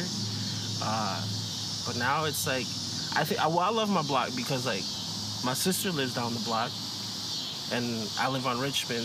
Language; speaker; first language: English; early bilingual, other home language; Spanish